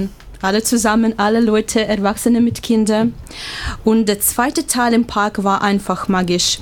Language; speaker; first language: German; non-native, learner; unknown